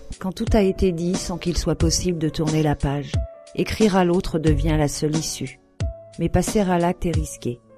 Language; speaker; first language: French; native; French